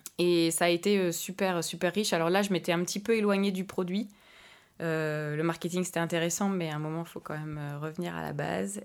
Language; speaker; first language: French; native; French